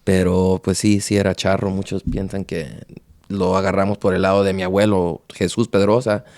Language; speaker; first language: Spanish; early bilingual, heritage; Spanish